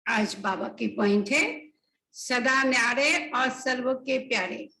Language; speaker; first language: Hindi; non-native, local second language; Bangla